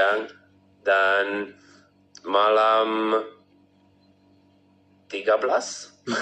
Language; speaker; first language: Indonesian; non-native, learner; Czech